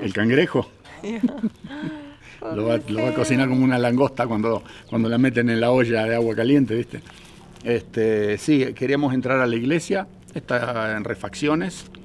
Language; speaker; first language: Spanish; native; Spanish